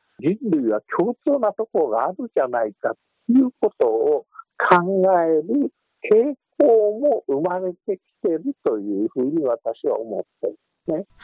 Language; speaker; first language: Japanese; native; Japanese